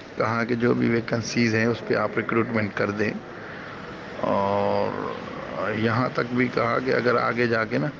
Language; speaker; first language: Urdu; non-native, local second language; Sindhi